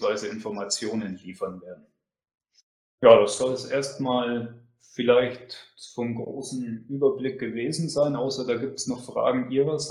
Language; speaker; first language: German; native; German